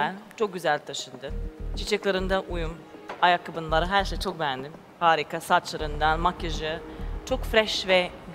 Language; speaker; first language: Turkish; non-native, fluent; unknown